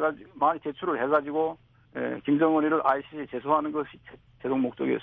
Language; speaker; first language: Korean; native; Korean